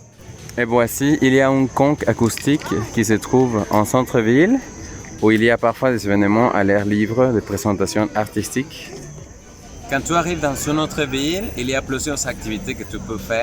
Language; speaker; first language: French; non-native, fluent; Spanish